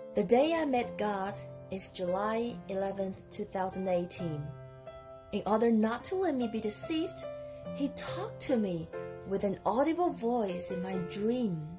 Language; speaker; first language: English; non-native, fluent; Chinese